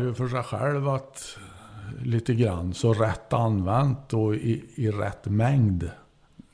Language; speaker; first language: Swedish; native; Swedish